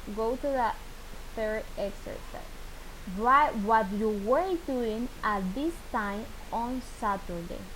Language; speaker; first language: English; non-native, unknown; Spanish